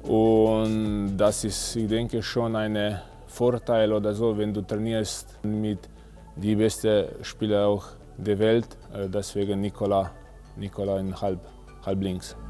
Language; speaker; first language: German; non-native, fluent; Slovenian